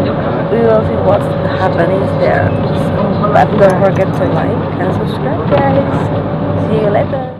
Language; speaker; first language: English; non-native, learner; Indonesian